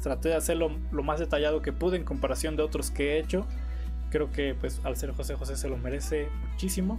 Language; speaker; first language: Spanish; native; Spanish